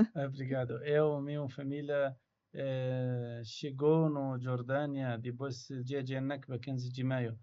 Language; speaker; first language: Portuguese; non-native, learner; Arabic